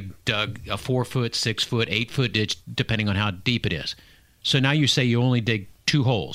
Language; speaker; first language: English; native; English